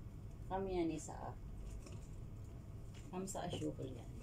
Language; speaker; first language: Arabic; non-native, learner; Filipino